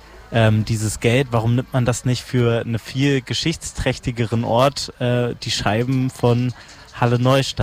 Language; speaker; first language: German; native; German